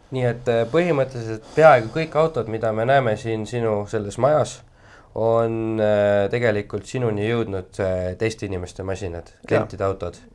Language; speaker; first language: Estonian; native; Estonian